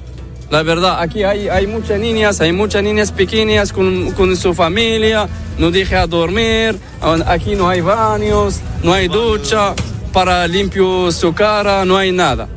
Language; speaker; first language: Spanish; non-native, learner; Arabic